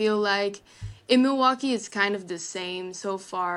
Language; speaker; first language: English; non-native, fluent; Dutch